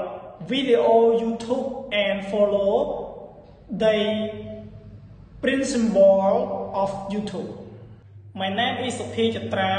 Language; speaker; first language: English; non-native, learner; Khmer